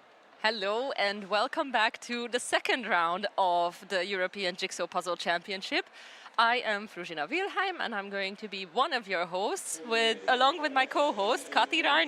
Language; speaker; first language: English; non-native, fluent; Hungarian